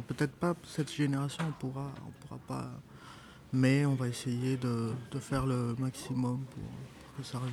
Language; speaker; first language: French; non-native, local second language; Malagasy